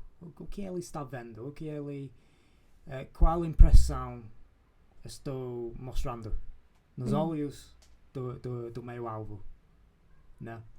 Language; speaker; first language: Portuguese; non-native, fluent; English